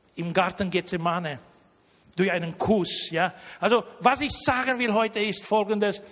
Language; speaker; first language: German; early bilingual, heritage; Romanian